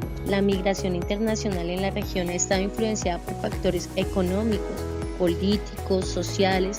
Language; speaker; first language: Spanish; native; Spanish